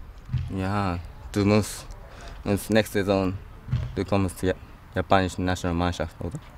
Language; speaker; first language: German; non-native, learner; Japanese